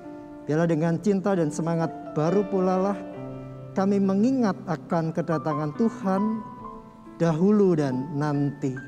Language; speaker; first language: Indonesian; native; Indonesian